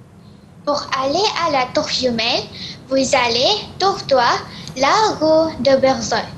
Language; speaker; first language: French; non-native, learner; Malay